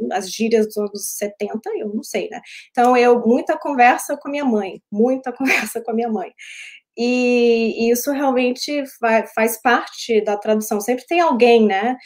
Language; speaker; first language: Portuguese; early bilingual, heritage; Portuguese